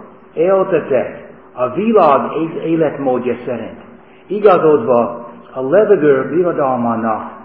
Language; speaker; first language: Hungarian; non-native, fluent; English